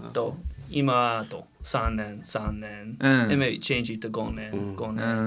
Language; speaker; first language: Japanese; non-native, learner; English